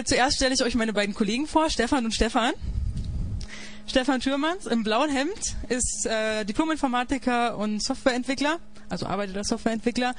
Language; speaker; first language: German; native; German